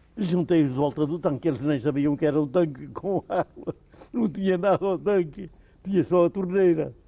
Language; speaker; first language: Portuguese; native; Portuguese